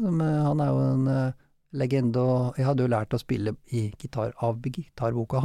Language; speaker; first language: Norwegian; native; Norwegian